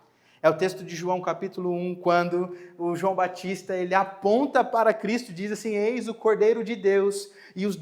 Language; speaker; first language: Portuguese; native; Portuguese